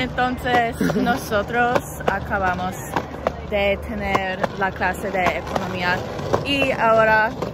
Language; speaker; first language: Spanish; non-native, learner; English